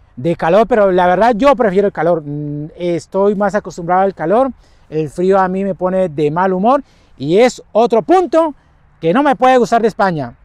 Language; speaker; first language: Spanish; native; Spanish